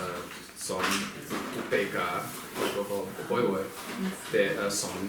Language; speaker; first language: Thai; non-native, learner; English